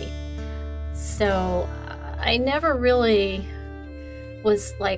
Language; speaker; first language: English; native; English